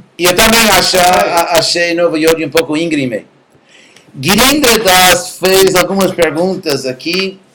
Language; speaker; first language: Portuguese; non-native, fluent; English